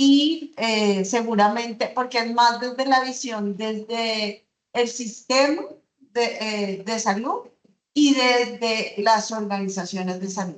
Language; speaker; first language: Spanish; native; Spanish